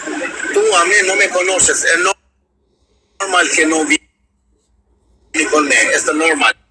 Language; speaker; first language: Spanish; non-native, learner; Albanian